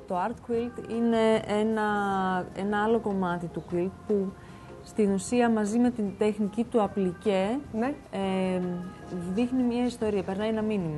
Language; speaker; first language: Greek; native; Greek